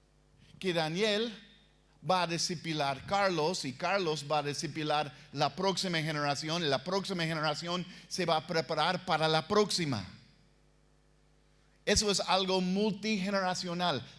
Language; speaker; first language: Spanish; non-native, fluent; English